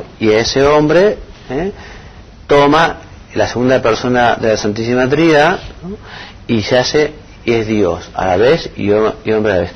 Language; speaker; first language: Spanish; native; Spanish